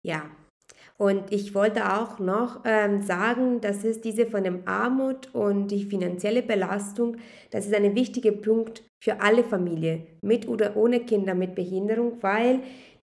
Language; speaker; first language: German; non-native, fluent; Italian